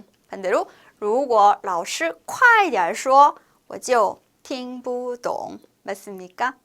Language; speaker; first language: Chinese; non-native, fluent; Korean